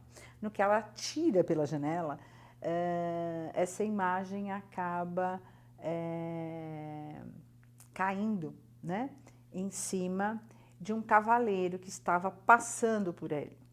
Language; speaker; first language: Portuguese; native; Portuguese